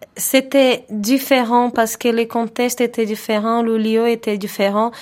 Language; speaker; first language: French; non-native, fluent; Portuguese